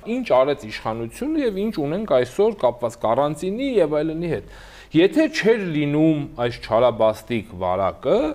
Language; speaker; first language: Armenian; native; Armenian